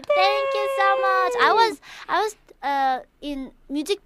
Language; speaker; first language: English; non-native, learner; Korean